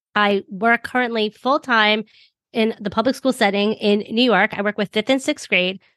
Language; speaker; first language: English; native; English